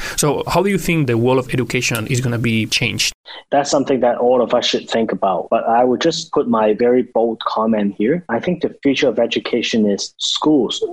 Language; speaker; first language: English; non-native, local second language; Cantonese